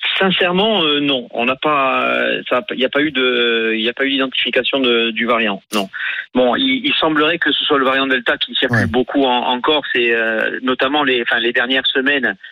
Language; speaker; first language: French; native; French